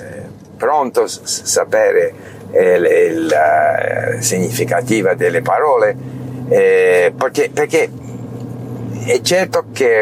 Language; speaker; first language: Italian; non-native, learner; English